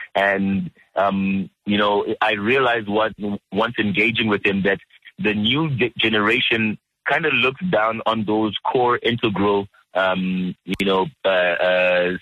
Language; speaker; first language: English; early bilingual, other home language; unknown